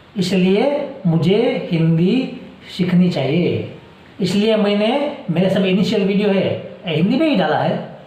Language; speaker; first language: Hindi; non-native, local second language; Gujarati